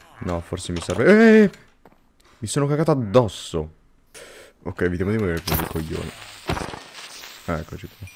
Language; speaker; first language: Italian; native; Italian